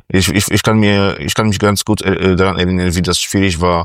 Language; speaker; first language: German; non-native, fluent; Polish